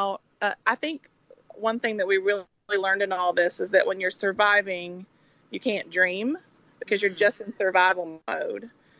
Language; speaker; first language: English; native; English